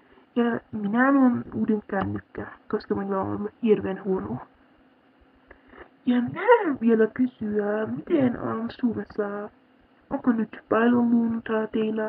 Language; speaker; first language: Finnish; early bilingual, heritage; German